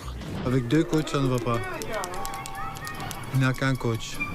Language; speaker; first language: French; non-native, local second language; Dutch